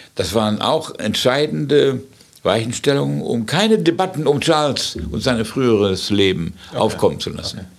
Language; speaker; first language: German; native; German